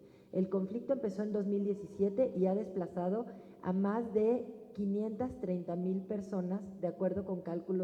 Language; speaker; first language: Spanish; native; Spanish